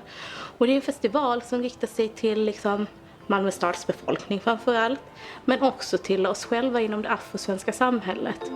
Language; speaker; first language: Swedish; native; Swedish